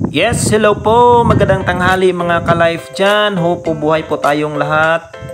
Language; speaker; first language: Filipino; non-native, local second language; Cebuano